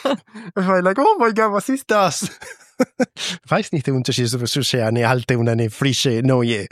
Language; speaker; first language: German; non-native, fluent; Spanish